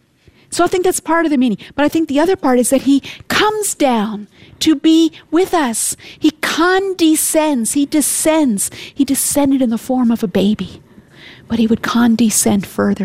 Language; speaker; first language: English; native; English